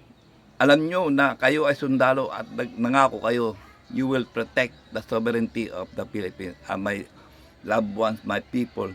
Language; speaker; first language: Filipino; native; Filipino